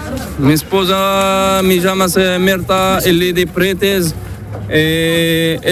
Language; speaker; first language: Spanish; non-native, learner; Arabic